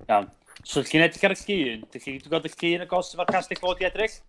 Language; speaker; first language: Welsh; native; Welsh